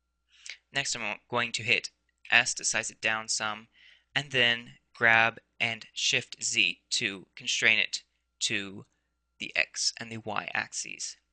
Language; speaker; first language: English; native; English